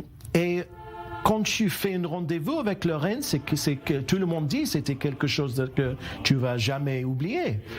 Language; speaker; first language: French; non-native, learner; English